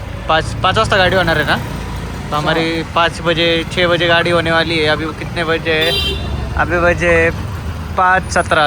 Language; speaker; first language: Hindi; non-native, local second language; Marathi